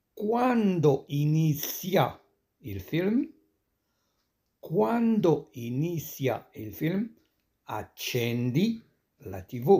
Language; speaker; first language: Italian; non-native, fluent; Arabic